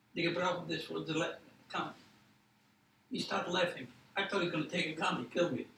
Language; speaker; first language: English; non-native, fluent; Polish